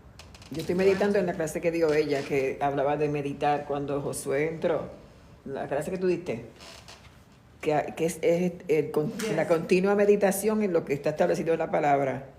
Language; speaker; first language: Spanish; native; Spanish